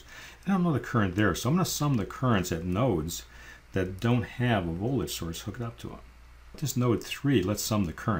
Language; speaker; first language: English; native; English